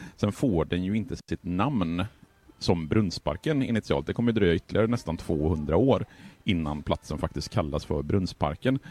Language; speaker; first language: Swedish; native; Swedish